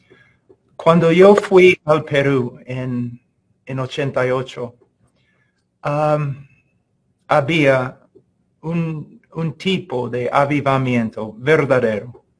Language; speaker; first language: Spanish; non-native, fluent; English